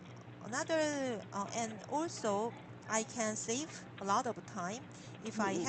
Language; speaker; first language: English; non-native, learner; Korean